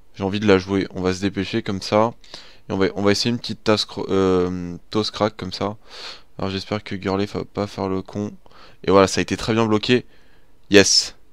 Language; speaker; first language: French; native; French